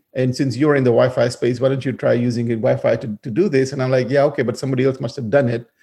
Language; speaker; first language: English; non-native, fluent; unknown